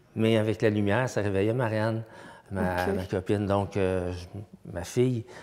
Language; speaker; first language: French; native; French